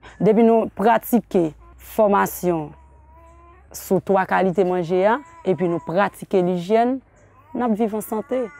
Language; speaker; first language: French; non-native, local second language; Haitian Creole